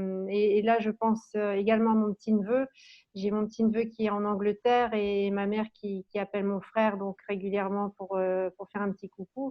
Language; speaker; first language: French; native; French